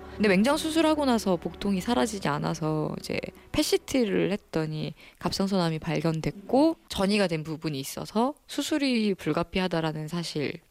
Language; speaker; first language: Korean; native; Korean